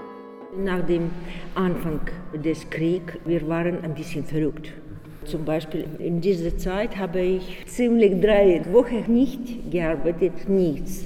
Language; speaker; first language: German; non-native, learner; Ukrainian